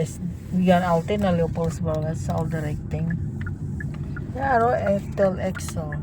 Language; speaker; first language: Dutch; non-native, learner; Filipino